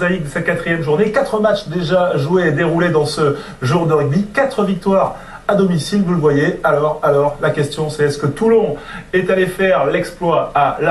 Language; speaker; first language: French; native; French